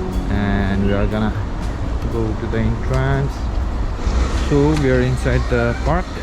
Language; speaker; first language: English; non-native, fluent; Nepali